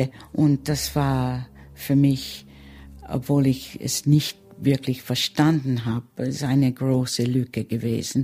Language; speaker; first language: German; early bilingual, heritage; German